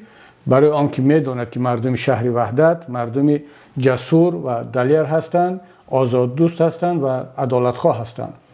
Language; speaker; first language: Persian; native; Persian